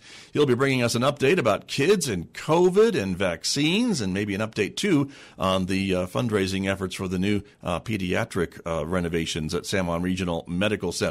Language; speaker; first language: English; native; English